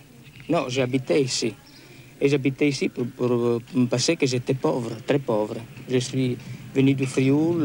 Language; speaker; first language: French; non-native, fluent; Italian